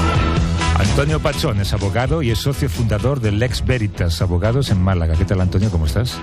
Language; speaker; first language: Spanish; native; Spanish